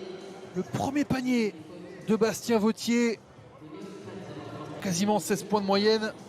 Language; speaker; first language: French; native; French